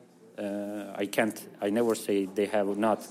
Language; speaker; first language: English; non-native, learner; Turkish